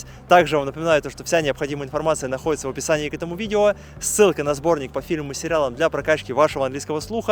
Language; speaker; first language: Russian; native; Russian